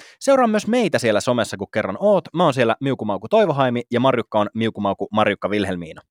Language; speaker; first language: Finnish; native; Finnish